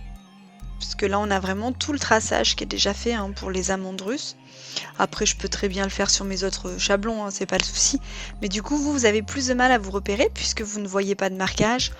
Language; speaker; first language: French; native; French